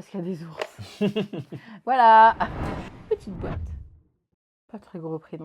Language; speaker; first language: French; native; French